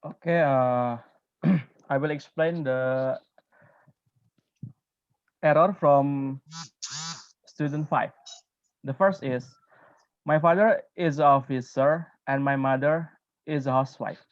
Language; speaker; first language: English; non-native, learner; Indonesian